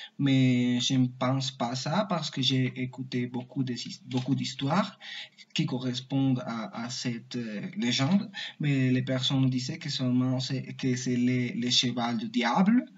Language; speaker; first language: French; non-native, learner; Spanish